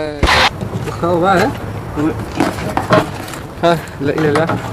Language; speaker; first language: French; non-native, local second language; Dutch